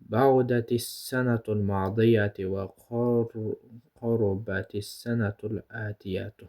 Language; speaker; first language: Arabic; non-native, fluent; Kyrgyz